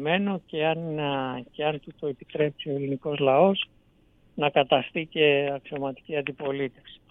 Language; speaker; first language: Greek; native; Greek